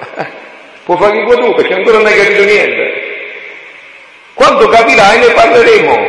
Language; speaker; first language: Italian; native; Italian